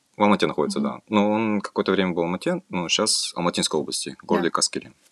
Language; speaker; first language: Russian; non-native, fluent; Kazakh